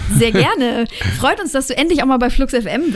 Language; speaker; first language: German; native; German